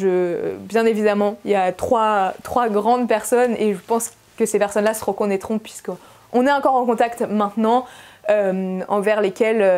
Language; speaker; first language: French; native; French